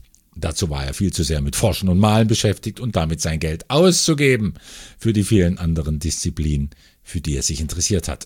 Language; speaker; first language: German; native; German